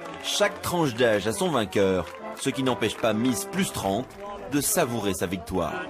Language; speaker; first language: French; native; French